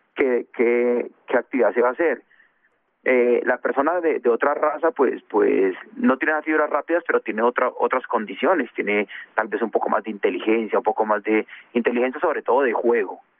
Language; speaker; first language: Spanish; native; Spanish